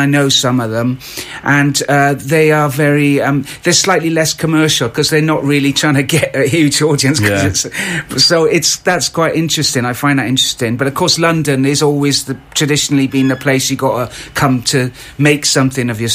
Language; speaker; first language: English; native; English